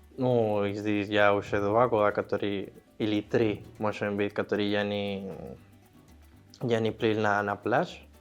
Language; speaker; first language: Russian; non-native, learner; Spanish